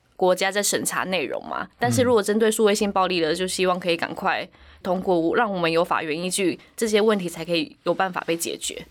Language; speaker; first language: Chinese; native; Chinese